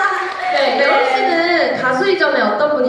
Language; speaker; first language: Korean; native; Korean